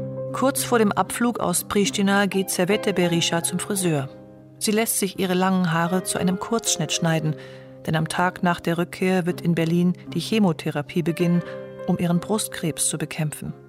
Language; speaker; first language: German; native; German